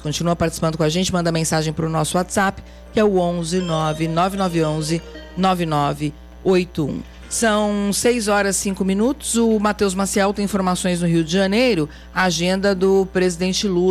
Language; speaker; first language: Portuguese; native; Portuguese